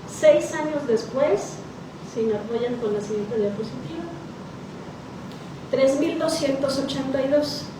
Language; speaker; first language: Spanish; native; Spanish